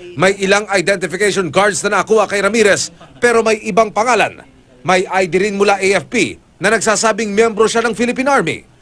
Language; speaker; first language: Filipino; native; Filipino